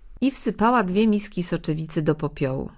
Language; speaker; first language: Polish; native; Polish